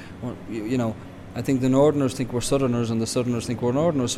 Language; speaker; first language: English; native; English